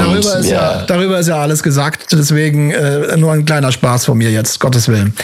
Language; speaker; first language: German; native; German